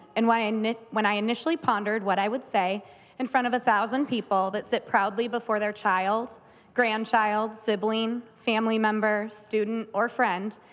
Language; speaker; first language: English; native; English